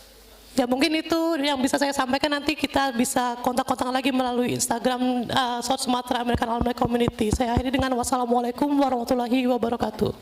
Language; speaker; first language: Indonesian; native; Indonesian